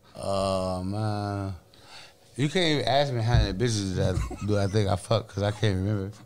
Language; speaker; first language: English; native; English